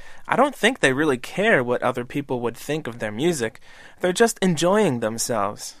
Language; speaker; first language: English; native; English